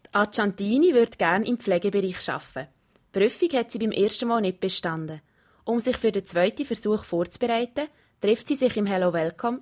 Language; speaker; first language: German; native; German